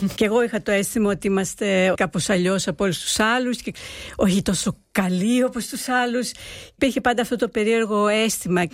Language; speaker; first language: Greek; early bilingual, heritage; Greek